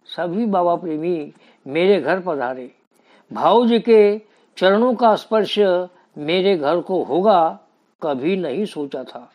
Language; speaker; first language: Hindi; native; Hindi